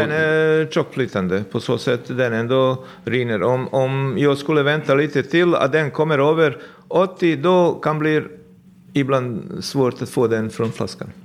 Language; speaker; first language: Swedish; non-native, fluent; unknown